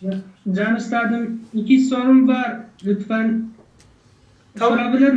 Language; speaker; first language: Turkish; non-native, learner; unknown